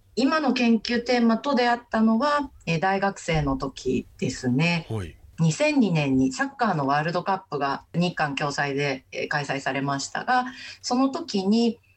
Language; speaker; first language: Japanese; native; Japanese